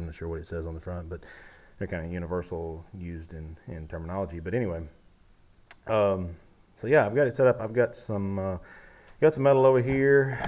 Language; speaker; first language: English; native; English